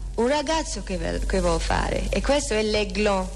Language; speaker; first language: Italian; non-native, learner; French